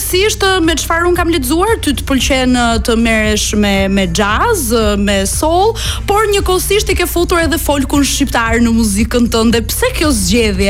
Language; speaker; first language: Albanian; native; Albanian